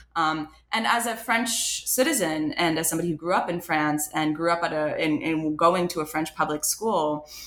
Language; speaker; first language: English; non-native, fluent; French